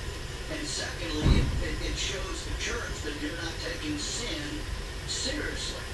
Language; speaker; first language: English; native; English